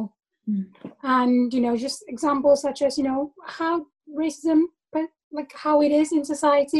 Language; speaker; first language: English; non-native, local second language; Tamil